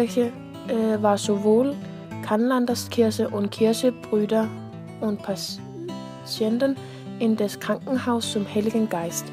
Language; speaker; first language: German; non-native, learner; Danish